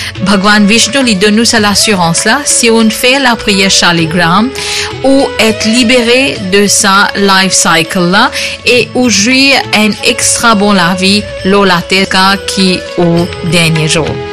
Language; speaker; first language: French; non-native, local second language; Morisyen